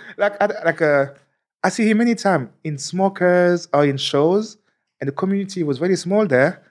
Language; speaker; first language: English; non-native, fluent; French